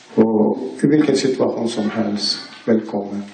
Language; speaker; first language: Swedish; non-native, learner; Persian